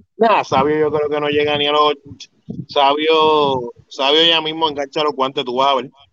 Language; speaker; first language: Spanish; early bilingual, heritage; Spanish